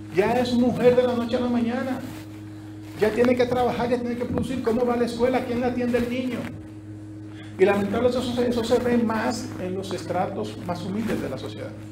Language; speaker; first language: Spanish; native; Spanish